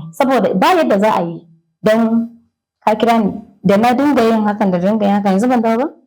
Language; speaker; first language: Hausa; non-native, local second language; Yoruba